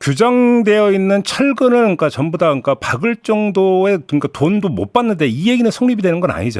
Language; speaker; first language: Korean; native; Korean